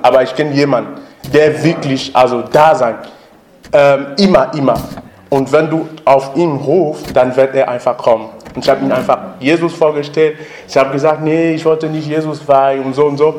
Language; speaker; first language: German; non-native, learner; French